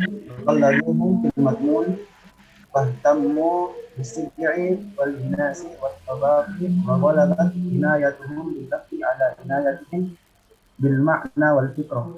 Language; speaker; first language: Arabic; non-native, learner; Indonesian